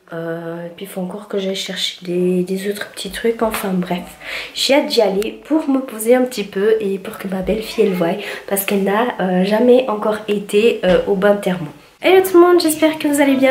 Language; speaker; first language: French; early bilingual, other home language; Portuguese